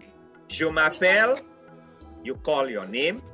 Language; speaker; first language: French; non-native, fluent; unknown